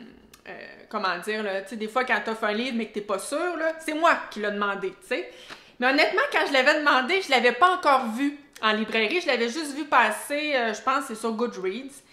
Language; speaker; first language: French; native; French